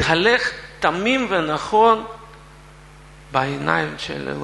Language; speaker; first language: Hebrew; non-native, fluent; Russian